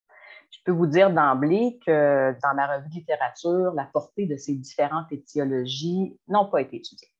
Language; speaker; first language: French; native; French